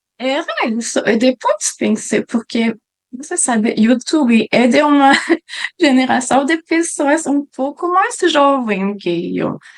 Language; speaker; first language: Portuguese; non-native, fluent; French